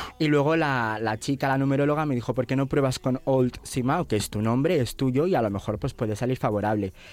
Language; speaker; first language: Spanish; early bilingual, other home language; Portuguese